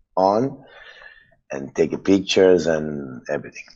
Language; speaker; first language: English; non-native, fluent; Italian